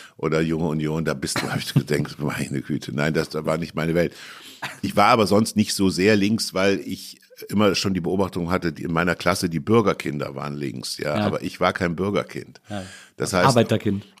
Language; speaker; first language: German; native; German